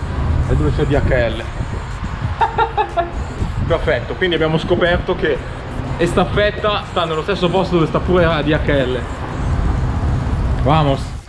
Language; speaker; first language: Italian; native; Italian